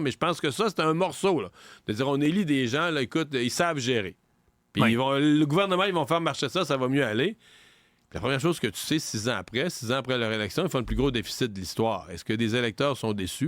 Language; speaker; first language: French; native; French